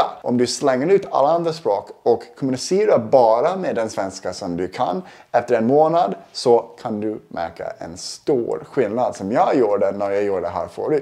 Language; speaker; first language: Swedish; non-native, fluent; English